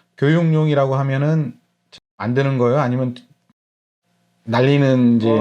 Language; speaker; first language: Korean; native; Korean